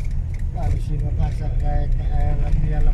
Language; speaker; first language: Italian; non-native, learner; Filipino